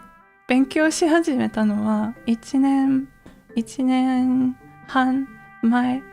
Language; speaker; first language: Japanese; non-native, learner; English